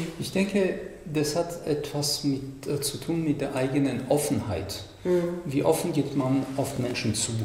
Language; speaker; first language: German; non-native, fluent; French